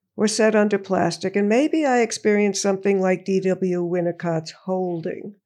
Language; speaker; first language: English; native; English